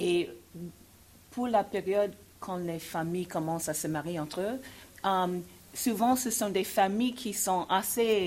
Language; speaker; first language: French; non-native, fluent; English